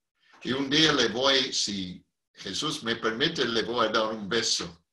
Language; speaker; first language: Spanish; non-native, fluent; English